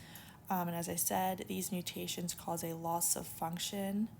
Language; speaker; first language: English; native; English